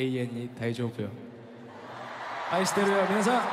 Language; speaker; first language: Japanese; non-native, learner; Korean